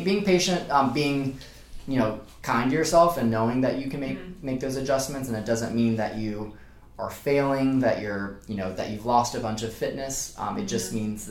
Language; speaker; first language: English; native; English